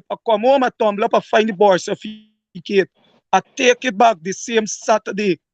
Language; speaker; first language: English; native; English